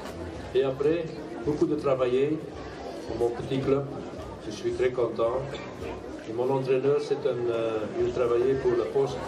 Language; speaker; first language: French; non-native, local second language; Dutch